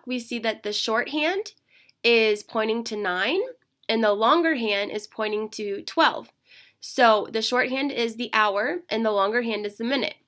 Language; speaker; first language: English; native; English